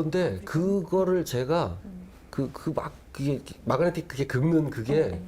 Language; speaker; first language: Korean; native; Korean